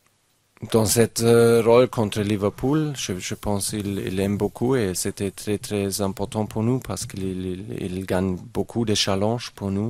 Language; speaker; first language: French; non-native, fluent; German